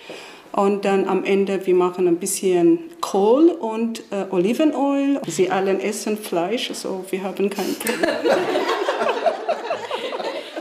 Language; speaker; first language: German; non-native, learner; Arabic